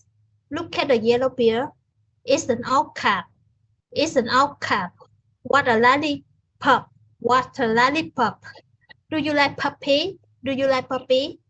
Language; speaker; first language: English; non-native, learner; Vietnamese